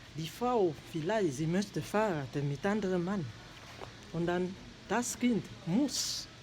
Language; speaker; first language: German; non-native, learner; French